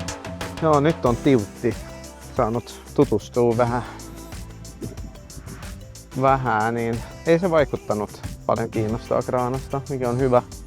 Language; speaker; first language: Finnish; non-native, fluent; Swedish